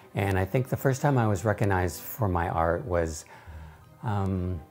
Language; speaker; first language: English; native; English